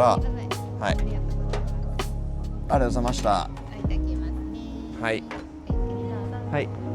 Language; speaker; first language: Japanese; non-native, learner; English